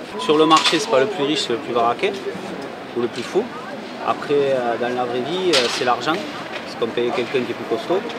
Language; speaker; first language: French; native; French